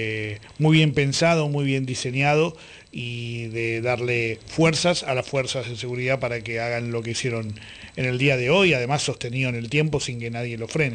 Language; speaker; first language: Spanish; native; Spanish